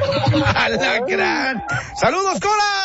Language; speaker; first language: Spanish; native; Spanish